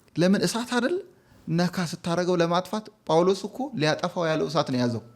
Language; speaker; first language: Amharic; native; Amharic